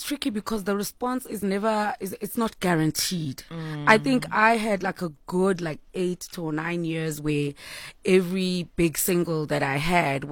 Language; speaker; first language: English; non-native, local second language; Xhosa